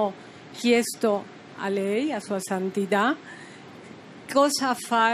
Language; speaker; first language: Italian; non-native, learner; Spanish